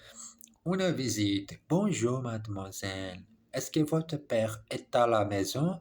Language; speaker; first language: French; non-native, learner; English